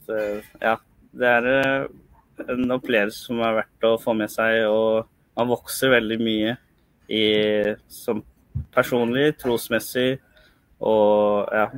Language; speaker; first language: Norwegian; early bilingual, other home language; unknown